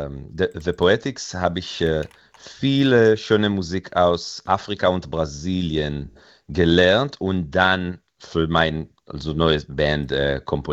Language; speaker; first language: German; non-native, fluent; Hebrew